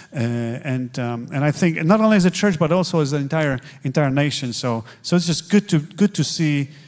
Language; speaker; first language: English; non-native, fluent; Polish